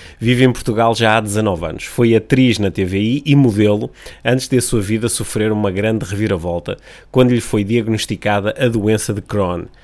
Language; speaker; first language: Portuguese; native; Portuguese